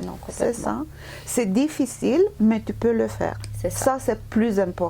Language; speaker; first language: French; non-native, fluent; Romanian